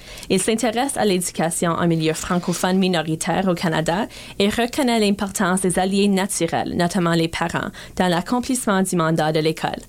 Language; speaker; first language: French; native; French